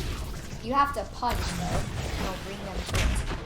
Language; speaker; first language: English; native; English